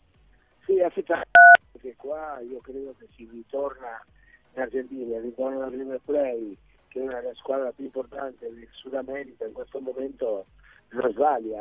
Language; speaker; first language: Italian; non-native, fluent; Spanish